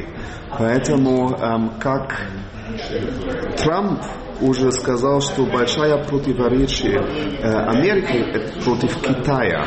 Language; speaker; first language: Russian; non-native, learner; German